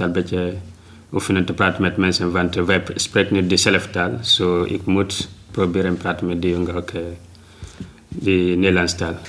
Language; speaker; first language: Dutch; non-native, learner; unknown